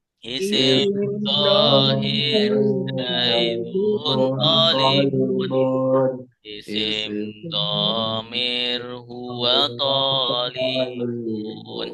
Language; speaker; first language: Arabic; non-native, fluent; Indonesian